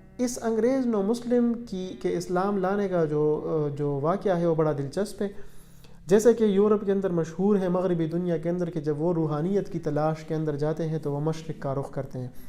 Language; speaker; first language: Urdu; non-native, local second language; Pashto